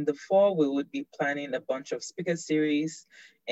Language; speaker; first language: English; non-native, local second language; Yoruba